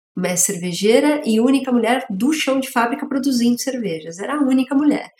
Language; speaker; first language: Portuguese; native; Portuguese